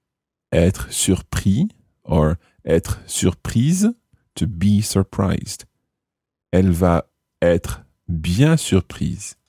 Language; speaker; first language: French; non-native, fluent; English